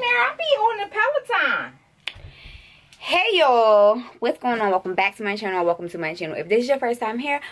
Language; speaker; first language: English; native; English